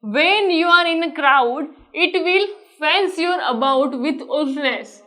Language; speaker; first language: English; non-native, local second language; Gujarati